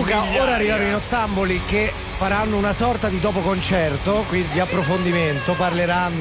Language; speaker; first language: Italian; native; Italian